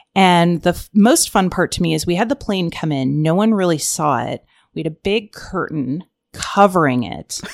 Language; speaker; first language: English; native; English